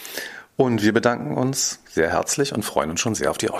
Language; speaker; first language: German; native; German